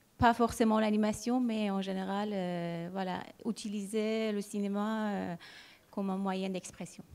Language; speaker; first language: French; non-native, fluent; Persian